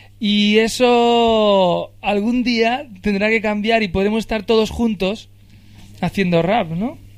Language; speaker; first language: Spanish; native; Spanish